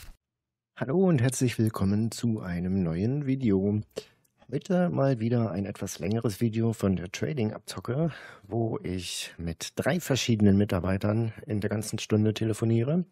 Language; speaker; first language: German; native; German